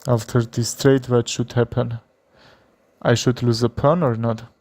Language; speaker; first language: English; non-native, learner; Armenian